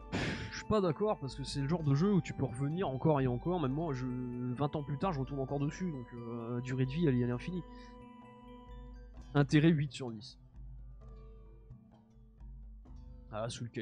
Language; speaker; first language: French; native; French